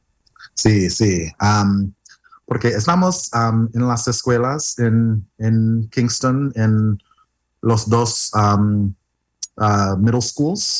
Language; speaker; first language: Spanish; non-native, learner; English